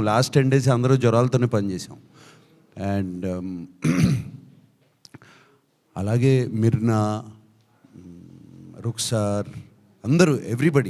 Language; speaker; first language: Telugu; native; Telugu